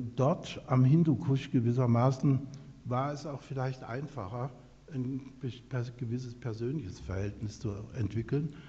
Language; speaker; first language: German; native; German